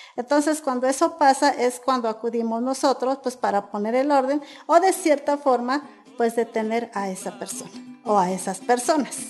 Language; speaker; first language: Spanish; native; Spanish